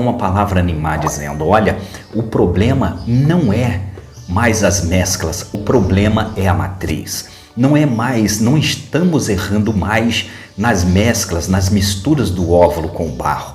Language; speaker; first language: Portuguese; native; Portuguese